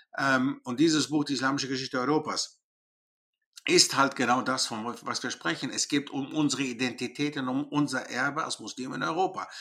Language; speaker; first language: German; early bilingual, other home language; Greek